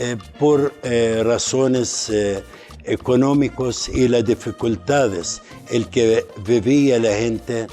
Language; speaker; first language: Spanish; non-native, fluent; Arabic